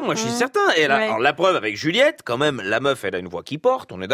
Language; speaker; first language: French; native; French